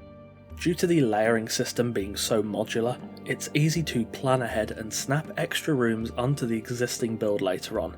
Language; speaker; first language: English; native; English